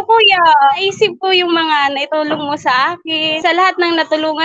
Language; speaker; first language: Filipino; non-native, local second language; Waray